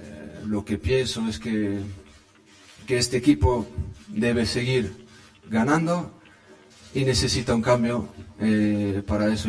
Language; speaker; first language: Spanish; non-native, fluent; French